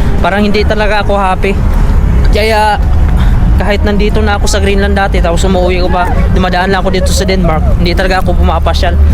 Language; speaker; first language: Filipino; native; Filipino